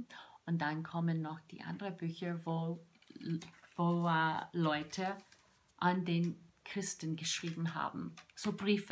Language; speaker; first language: German; non-native, fluent; English